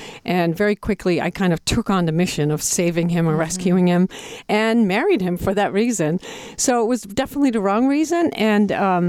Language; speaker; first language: English; non-native, fluent; Dutch